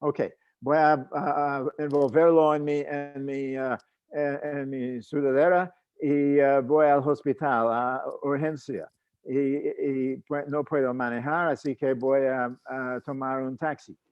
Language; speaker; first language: Spanish; non-native, fluent; English